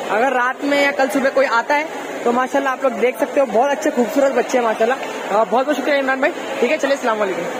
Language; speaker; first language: Hindi; native; Hindi